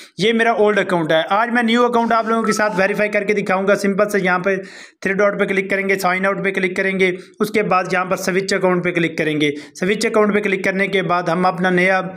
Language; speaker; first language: Urdu; non-native, local second language; Punjabi